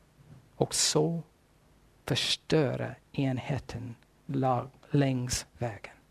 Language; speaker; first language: Swedish; non-native, fluent; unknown